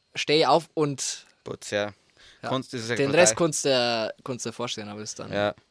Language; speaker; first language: German; non-native, local second language; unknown